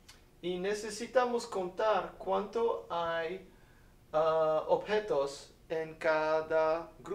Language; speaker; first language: Spanish; non-native, fluent; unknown